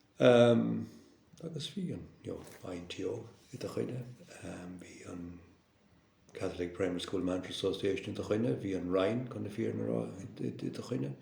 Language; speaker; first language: Irish; non-native, local second language; English